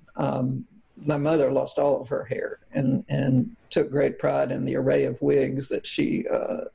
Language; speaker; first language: English; native; English